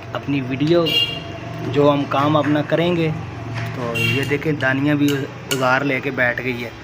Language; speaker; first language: Urdu; non-native, local second language; Punjabi